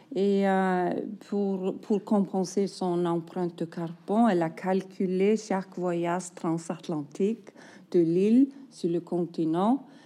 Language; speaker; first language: French; non-native, fluent; Icelandic